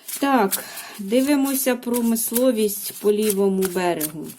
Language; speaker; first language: Ukrainian; native; Ukrainian